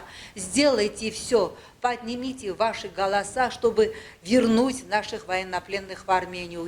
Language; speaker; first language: Russian; non-native, local second language; Armenian